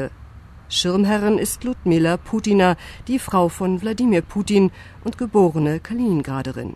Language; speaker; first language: German; native; German